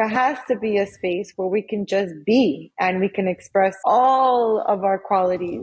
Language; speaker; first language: English; early bilingual, other home language; Spanish